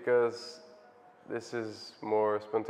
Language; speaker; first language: English; non-native, fluent; Dutch